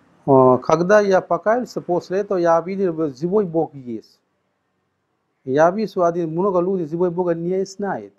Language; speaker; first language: Russian; non-native, learner; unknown